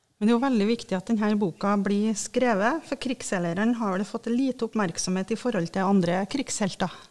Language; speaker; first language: Norwegian; native; Norwegian